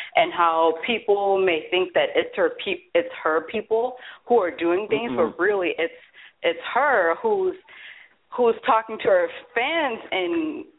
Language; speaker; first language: English; native; English